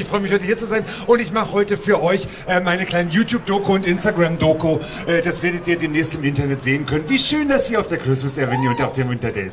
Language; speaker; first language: German; native; German